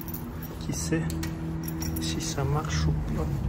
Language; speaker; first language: French; non-native, learner; Russian